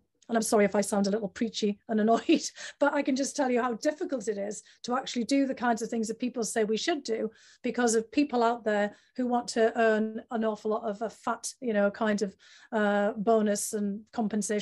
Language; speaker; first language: English; native; English